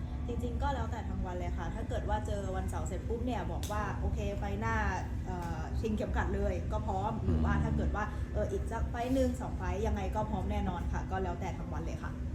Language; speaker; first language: Thai; native; Thai